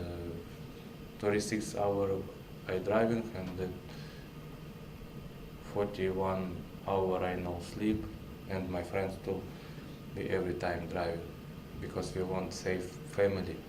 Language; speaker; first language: English; non-native, learner; Russian